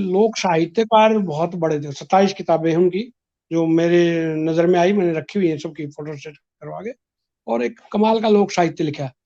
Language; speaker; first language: Hindi; native; Hindi